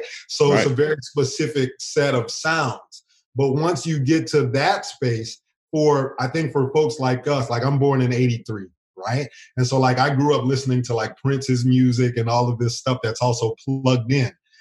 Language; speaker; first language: English; native; English